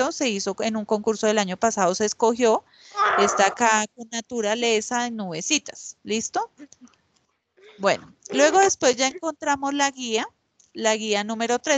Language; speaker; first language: Spanish; native; Spanish